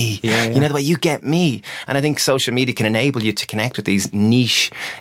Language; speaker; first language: English; native; English